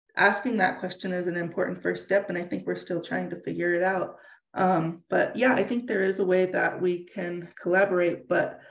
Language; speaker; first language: English; native; English